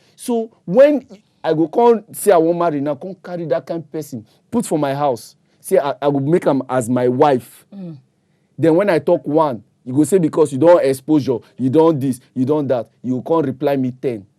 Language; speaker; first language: Nigerian Pidgin; native; Nigerian Pidgin